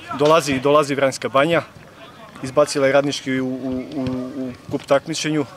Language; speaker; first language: Bosnian; native; Bosnian